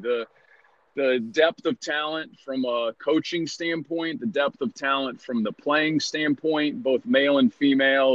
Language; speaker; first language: English; native; English